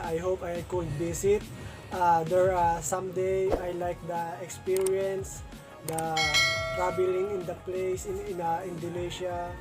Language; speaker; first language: English; non-native, local second language; Filipino